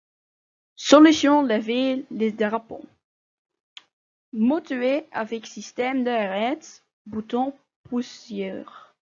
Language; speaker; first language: French; non-native, local second language; Dutch